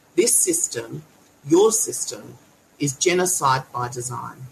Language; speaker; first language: English; native; English